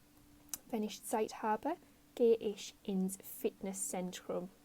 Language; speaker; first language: German; non-native, fluent; English